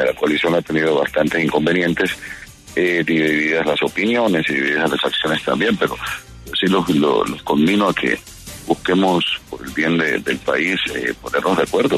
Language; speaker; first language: Spanish; native; Spanish